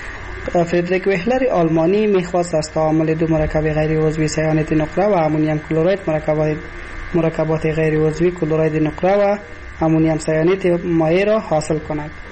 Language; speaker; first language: Persian; native; Persian